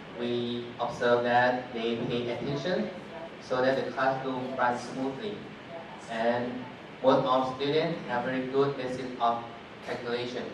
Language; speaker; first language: English; non-native, fluent; Thai